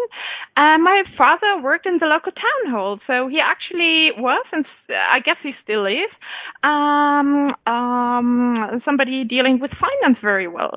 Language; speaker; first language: English; non-native, fluent; German